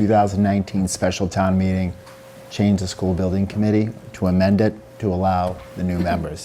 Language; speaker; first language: English; native; English